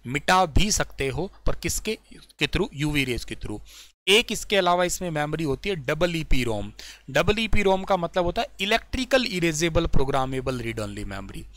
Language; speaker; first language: Hindi; native; Hindi